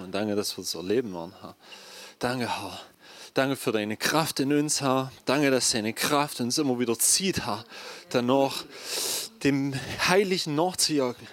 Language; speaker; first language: German; native; German